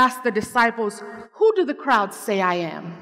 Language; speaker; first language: English; early bilingual, other home language; Spanish